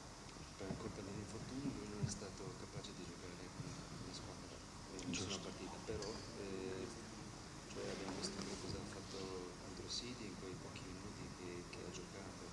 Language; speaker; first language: Italian; non-native, fluent; Albanian